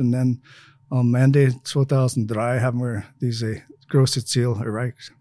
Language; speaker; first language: German; non-native, fluent; English